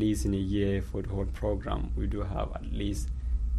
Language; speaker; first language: English; non-native, local second language; Hausa